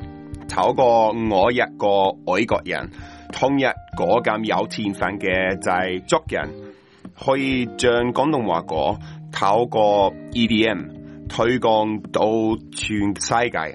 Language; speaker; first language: Cantonese; non-native, learner; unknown